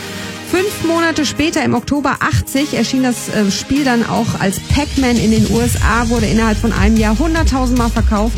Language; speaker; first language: German; native; German